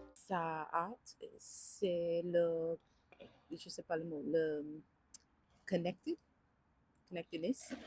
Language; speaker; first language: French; non-native, learner; English